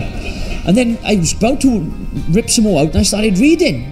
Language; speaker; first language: English; native; English